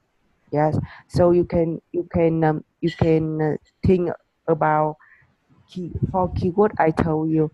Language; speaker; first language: English; non-native, learner; Vietnamese